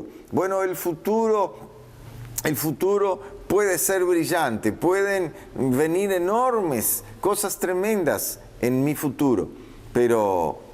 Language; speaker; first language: Spanish; native; Spanish